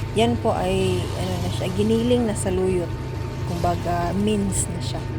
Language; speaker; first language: Filipino; non-native, local second language; Cebuano